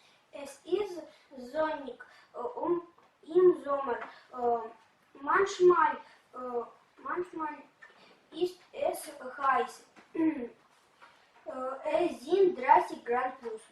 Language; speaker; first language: German; non-native, learner; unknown